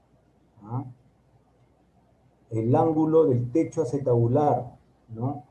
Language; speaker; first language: Spanish; native; Spanish